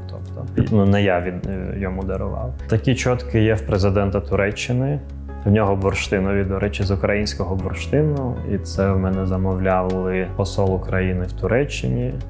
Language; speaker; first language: Ukrainian; non-native, local second language; Crimean Tatar